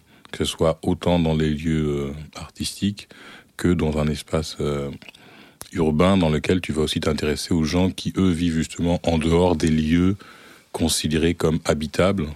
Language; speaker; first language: French; native; French